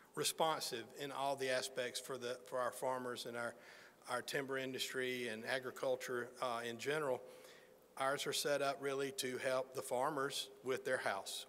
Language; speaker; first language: English; native; English